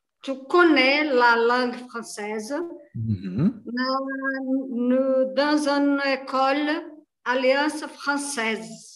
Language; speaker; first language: French; non-native, learner; Portuguese